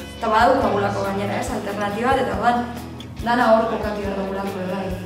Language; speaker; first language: Basque; native; Basque